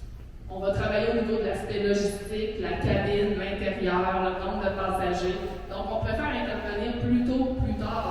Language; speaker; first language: French; native; French